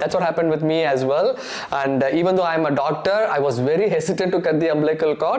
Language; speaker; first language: English; non-native, local second language; Tamil